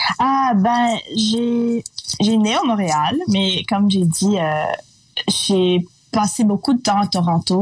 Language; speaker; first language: French; non-native, local second language; English